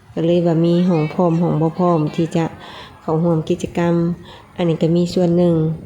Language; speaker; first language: Thai; native; Thai